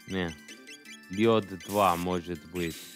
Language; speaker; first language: Russian; non-native, learner; English